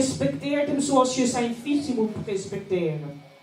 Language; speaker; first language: Dutch; non-native, fluent; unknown